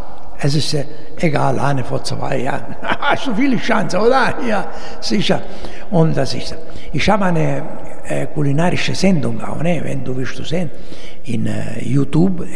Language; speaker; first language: German; non-native, learner; Italian